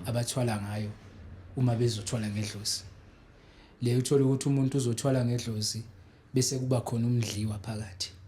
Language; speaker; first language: Zulu; native; Zulu